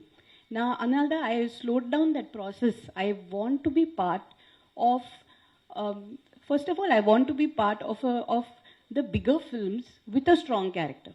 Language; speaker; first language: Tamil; non-native, local second language; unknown